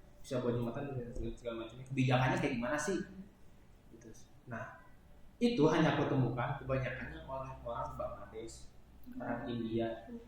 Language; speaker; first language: Indonesian; native; Indonesian